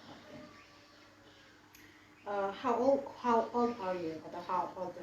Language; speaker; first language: English; non-native, learner; Indonesian